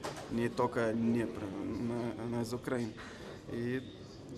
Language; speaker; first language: Russian; non-native, learner; Portuguese